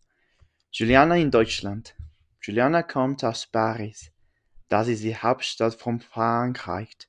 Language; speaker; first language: German; non-native, learner; French